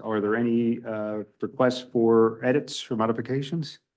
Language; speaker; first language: English; native; English